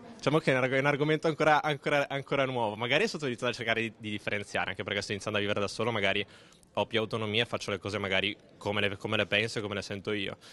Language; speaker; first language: Italian; native; Italian